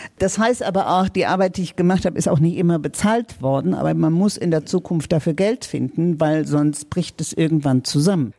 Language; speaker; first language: German; native; German